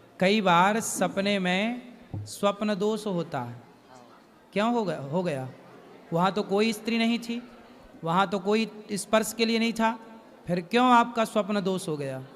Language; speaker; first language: Hindi; native; Hindi